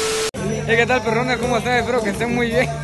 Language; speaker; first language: Spanish; native; Spanish